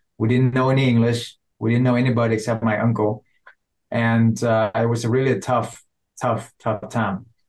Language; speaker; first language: English; non-native, fluent; Vietnamese